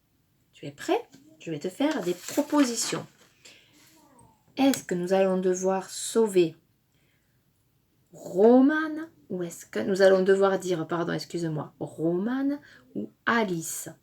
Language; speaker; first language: French; native; French